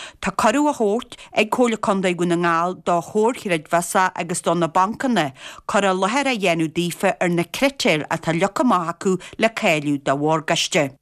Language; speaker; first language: Irish; native; Irish